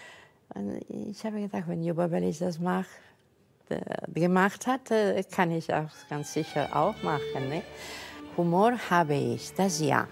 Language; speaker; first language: German; non-native, fluent; Catalan